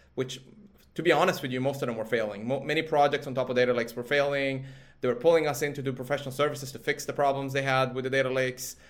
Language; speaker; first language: English; early bilingual, other home language; Swedish